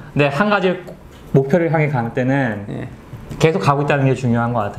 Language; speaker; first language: Korean; native; Korean